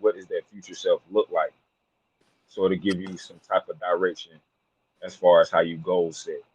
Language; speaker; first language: English; native; English